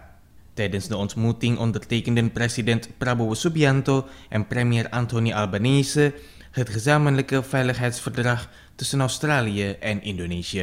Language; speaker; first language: Dutch; non-native, fluent; Indonesian